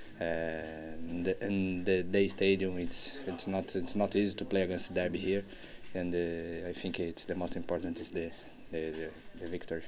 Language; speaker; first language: English; non-native, learner; Portuguese